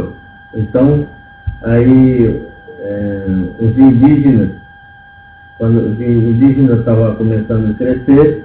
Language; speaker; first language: Portuguese; non-native, local second language; Yanomámi